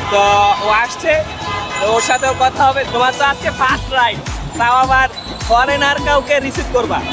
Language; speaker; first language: Bangla; native; Bangla